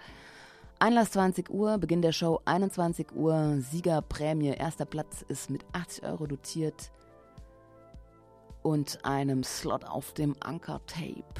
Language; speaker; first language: German; native; German